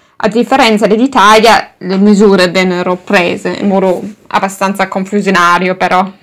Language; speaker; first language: Italian; non-native, fluent; German